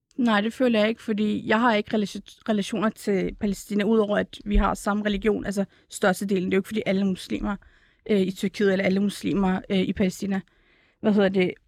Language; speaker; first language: Danish; early bilingual, other home language; Turkish